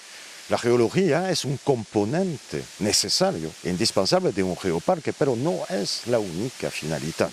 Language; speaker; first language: Spanish; non-native, fluent; French